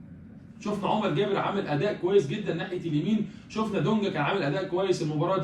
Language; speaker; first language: Arabic; native; Arabic